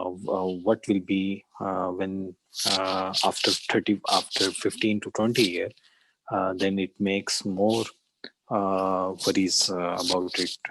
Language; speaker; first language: English; non-native, learner; Urdu